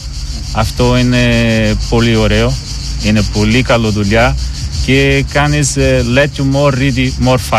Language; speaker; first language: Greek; non-native, learner; Portuguese